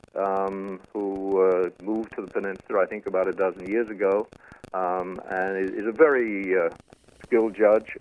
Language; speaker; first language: English; native; English